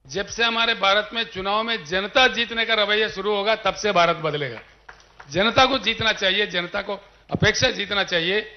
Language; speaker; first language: Hindi; non-native, local second language; Telugu